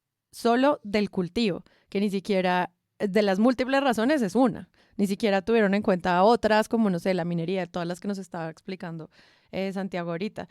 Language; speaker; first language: Spanish; native; Spanish